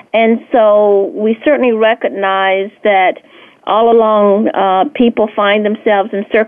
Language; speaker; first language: English; native; English